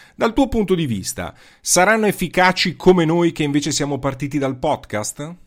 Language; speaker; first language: Italian; native; Italian